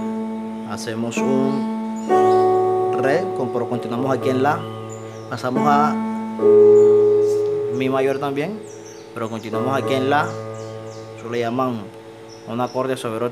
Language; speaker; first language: Spanish; native; Spanish